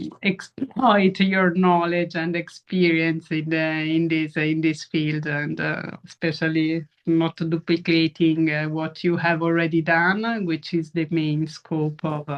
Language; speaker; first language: English; non-native, fluent; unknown